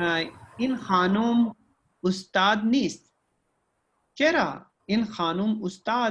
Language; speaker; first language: Persian; non-native, learner; Urdu